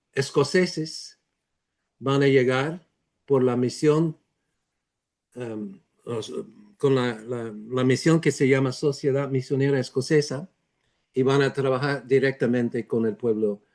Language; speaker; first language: Spanish; non-native, fluent; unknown